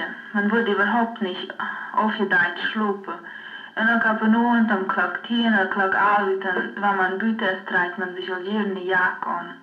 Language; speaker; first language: German; non-native, learner; Low German